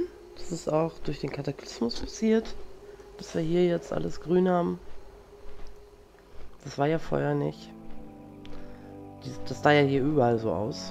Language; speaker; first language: German; native; German